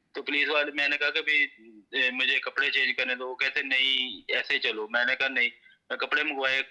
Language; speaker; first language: Urdu; non-native, local second language; Punjabi